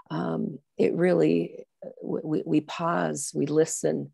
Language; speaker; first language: English; native; English